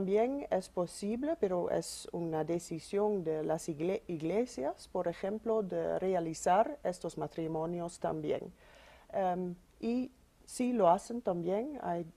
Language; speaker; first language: Spanish; non-native, fluent; Dutch